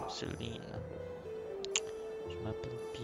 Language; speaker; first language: French; non-native, learner; English